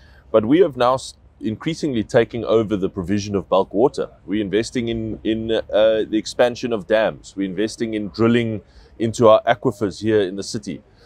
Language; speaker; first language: English; native; English